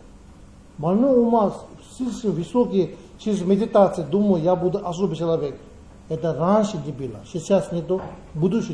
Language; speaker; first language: Russian; non-native, learner; Tibetan